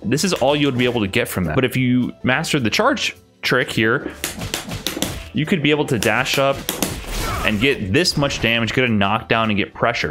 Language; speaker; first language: English; native; English